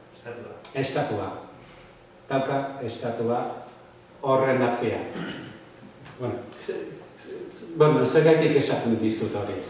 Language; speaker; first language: Basque; non-native, fluent; English